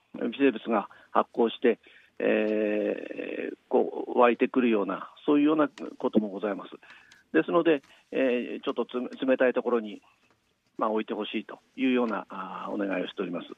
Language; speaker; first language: Japanese; native; Japanese